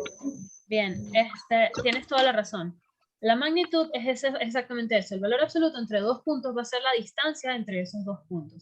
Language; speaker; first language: Spanish; native; Spanish